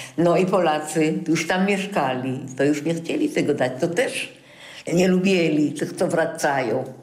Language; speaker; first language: Polish; native; Polish